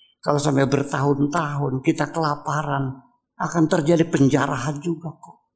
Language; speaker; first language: Indonesian; native; Indonesian